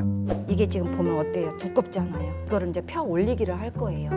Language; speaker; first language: Korean; native; Korean